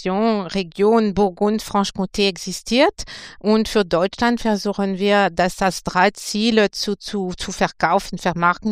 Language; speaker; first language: German; non-native, fluent; French